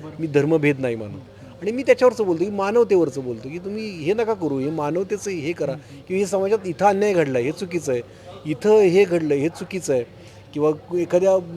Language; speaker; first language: Marathi; native; Marathi